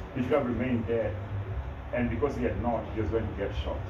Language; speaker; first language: English; non-native, local second language; Kikuyu